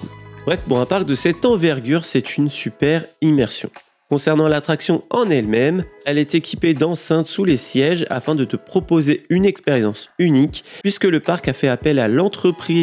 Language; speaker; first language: French; native; French